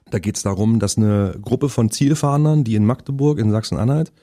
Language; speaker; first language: German; native; German